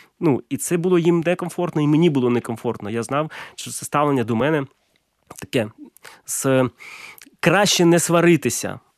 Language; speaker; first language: Ukrainian; non-native, local second language; Russian